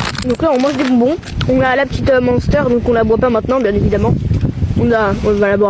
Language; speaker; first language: French; native; French